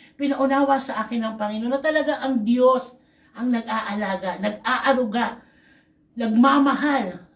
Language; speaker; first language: Filipino; native; Filipino